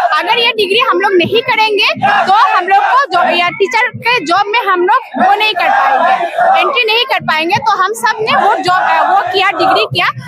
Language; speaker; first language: Hindi; non-native, local second language; Assamese